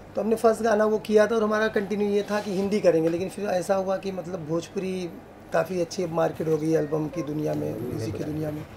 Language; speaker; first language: Hindi; native; Hindi